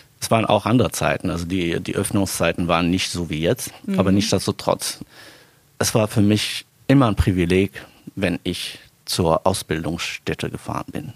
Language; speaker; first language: German; non-native, fluent; Arabic